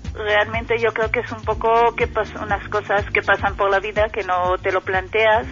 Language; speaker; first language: Spanish; non-native, fluent; Hebrew